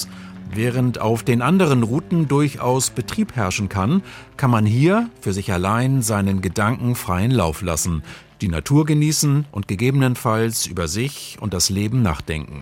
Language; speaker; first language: German; native; German